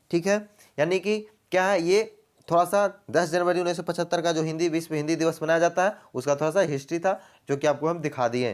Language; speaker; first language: Hindi; native; Hindi